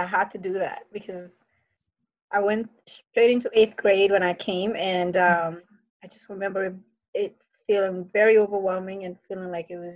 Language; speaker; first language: English; early bilingual, other home language; Fula